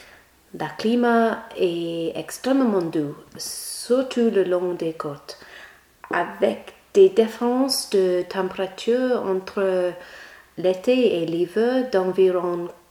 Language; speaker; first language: French; non-native, learner; English